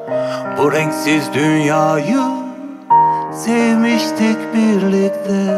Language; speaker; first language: Turkish; native; Turkish